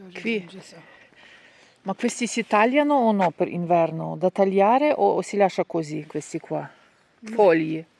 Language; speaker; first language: Italian; non-native, learner; Ukrainian